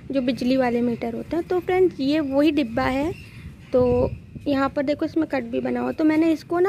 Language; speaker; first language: Hindi; native; Hindi